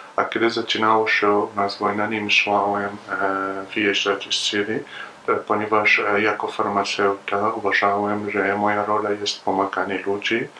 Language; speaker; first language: Polish; non-native, learner; Arabic